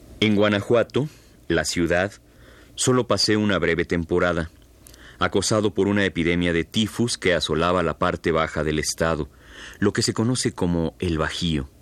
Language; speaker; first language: Spanish; native; Spanish